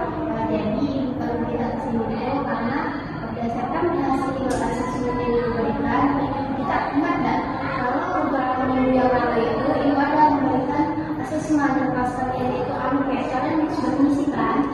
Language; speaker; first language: Indonesian; native; Indonesian